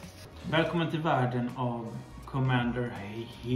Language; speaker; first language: Swedish; native; Swedish